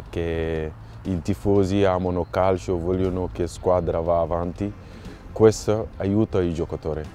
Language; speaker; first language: Italian; non-native, fluent; French